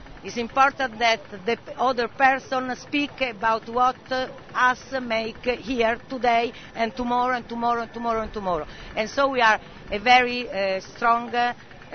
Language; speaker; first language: English; non-native, learner; Italian